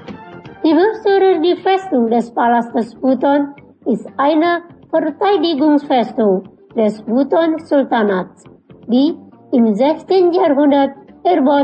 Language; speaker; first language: German; non-native, fluent; Indonesian